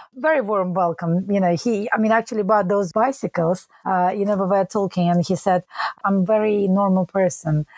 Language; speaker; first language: English; non-native, fluent; Russian